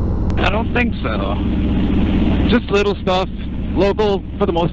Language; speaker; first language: English; native; English